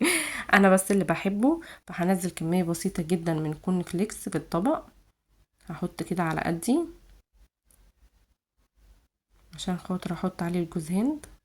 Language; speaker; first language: Arabic; native; Arabic